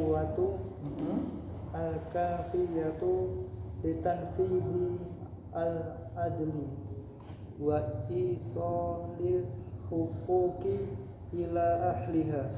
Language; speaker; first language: Arabic; non-native, learner; Indonesian